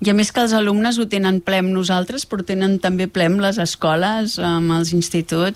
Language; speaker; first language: Catalan; native; Catalan